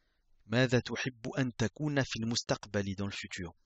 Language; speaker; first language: Arabic; non-native, fluent; French